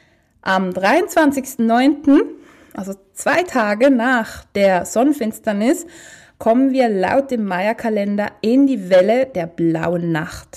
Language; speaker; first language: German; native; German